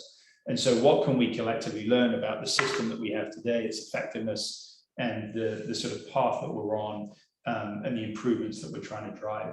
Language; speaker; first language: English; native; English